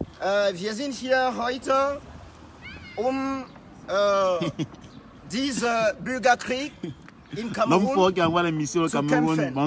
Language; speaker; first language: German; non-native, fluent; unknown